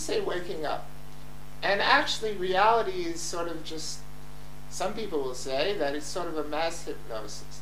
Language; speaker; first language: English; native; English